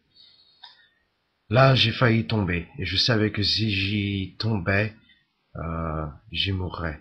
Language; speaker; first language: French; native; French